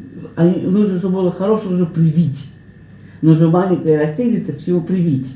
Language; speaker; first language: Russian; native; Russian